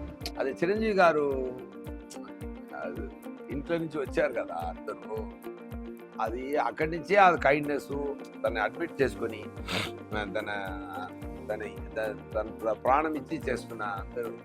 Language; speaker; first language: Telugu; non-native, fluent; Tamil